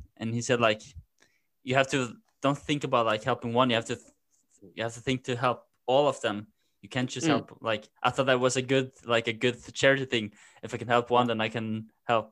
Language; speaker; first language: English; non-native, fluent; Norwegian